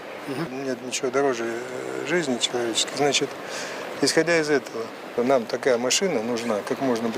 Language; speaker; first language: Russian; native; Russian